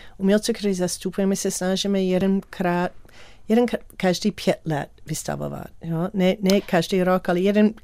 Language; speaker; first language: Czech; non-native, learner; English